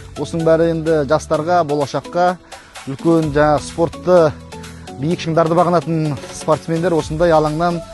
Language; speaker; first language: Kazakh; native; Kazakh